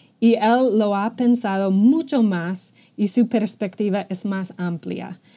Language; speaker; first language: Spanish; non-native, fluent; English